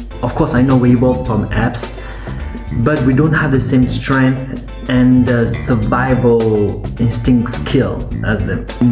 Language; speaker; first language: English; non-native, fluent; Portuguese